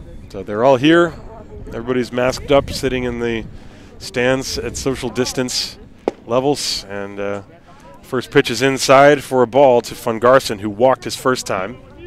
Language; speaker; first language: English; native; English